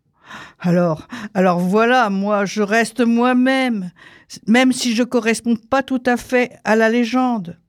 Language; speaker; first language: French; non-native, fluent; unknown